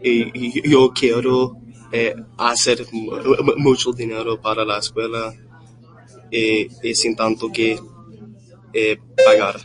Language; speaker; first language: Spanish; non-native, learner; English